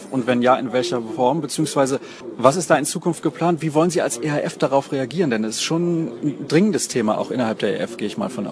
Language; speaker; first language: German; native; German